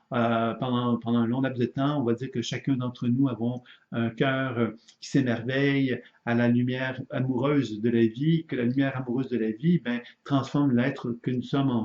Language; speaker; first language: French; native; French